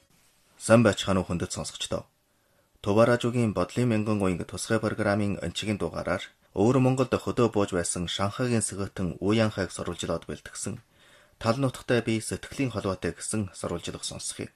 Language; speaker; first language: Mongolian; native; Mongolian